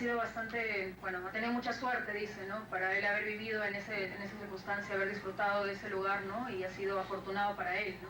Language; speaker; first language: Spanish; native; Spanish